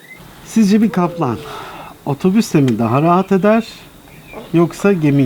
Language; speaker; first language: Turkish; native; Turkish